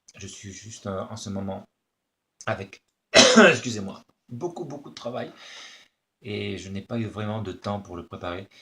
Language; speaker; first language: French; early bilingual, other home language; Spanish